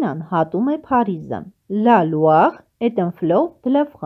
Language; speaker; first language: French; non-native, fluent; Armenian